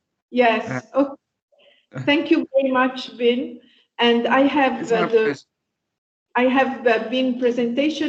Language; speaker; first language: English; non-native, fluent; Italian